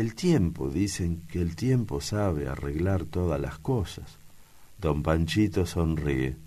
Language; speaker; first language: Spanish; native; Spanish